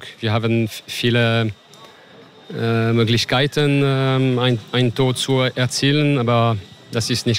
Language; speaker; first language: German; non-native, learner; French